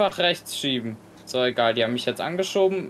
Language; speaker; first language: German; native; German